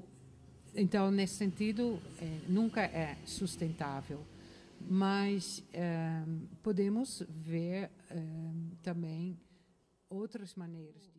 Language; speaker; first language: Portuguese; non-native, fluent; Dutch